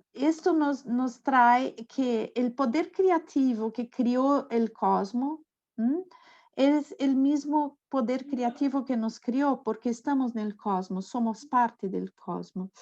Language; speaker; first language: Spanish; non-native, learner; Portuguese